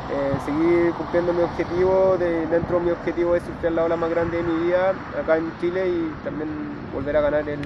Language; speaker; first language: Spanish; native; Spanish